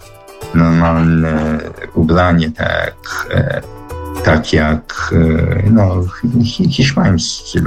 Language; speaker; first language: Polish; early bilingual, heritage; Polish